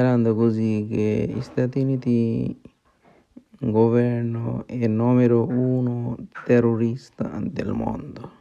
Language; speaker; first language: Italian; non-native, learner; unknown